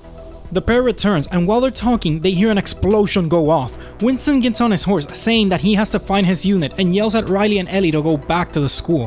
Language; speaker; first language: English; native; English